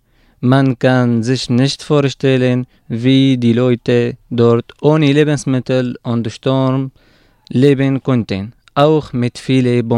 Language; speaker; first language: German; non-native, learner; Arabic